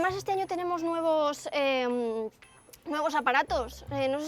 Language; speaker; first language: Spanish; native; Spanish